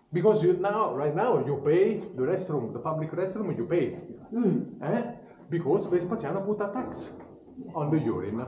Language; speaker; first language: English; non-native, learner; Italian